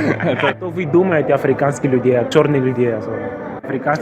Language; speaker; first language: Russian; non-native, fluent; Portuguese